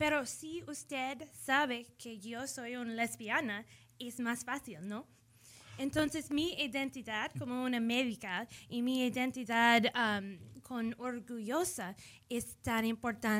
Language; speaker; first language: Spanish; early bilingual, heritage; English